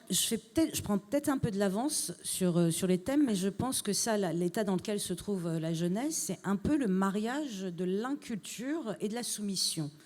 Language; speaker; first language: French; early bilingual, other home language; Persian